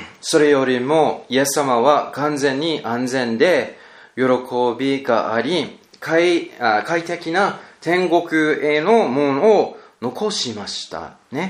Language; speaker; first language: Japanese; non-native, learner; English